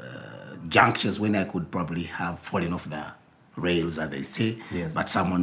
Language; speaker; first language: English; non-native, local second language; Ganda